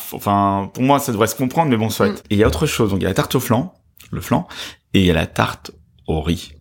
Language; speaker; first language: French; native; French